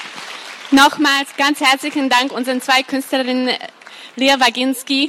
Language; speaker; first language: German; non-native, fluent; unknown